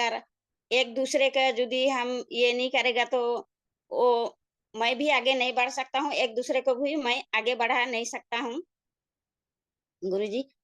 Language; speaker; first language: Hindi; non-native, local second language; Nepali